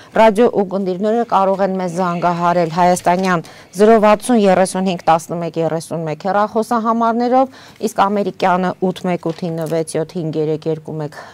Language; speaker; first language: Armenian; native; Armenian